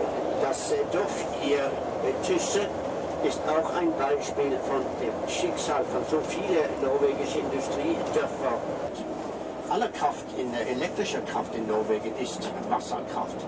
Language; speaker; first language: German; non-native, fluent; Norwegian